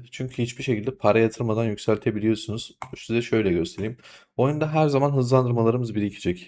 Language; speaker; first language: Turkish; native; Turkish